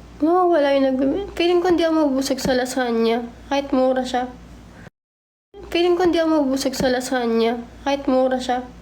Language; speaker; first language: Filipino; native; Filipino